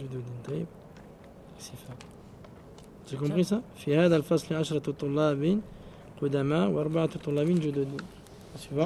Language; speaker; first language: Arabic; early bilingual, heritage; Arabic